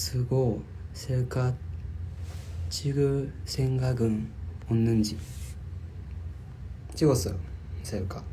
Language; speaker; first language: Korean; non-native, learner; Japanese